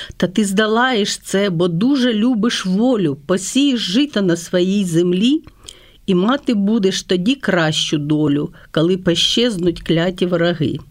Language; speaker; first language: Ukrainian; non-native, local second language; Russian